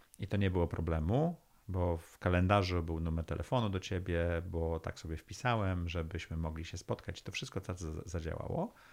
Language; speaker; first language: Polish; early bilingual, heritage; Polish